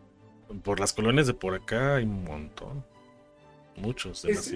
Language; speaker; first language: Spanish; native; Spanish